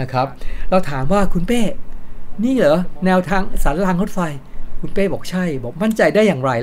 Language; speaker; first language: Thai; native; Thai